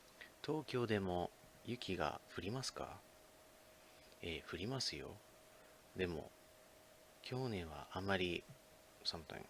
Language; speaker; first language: Japanese; non-native, fluent; English